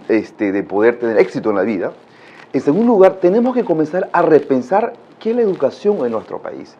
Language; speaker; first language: Spanish; non-native, local second language; Shipibo-Conibo